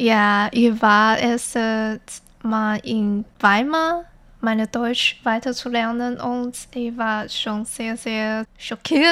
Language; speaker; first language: German; non-native, fluent; Chinese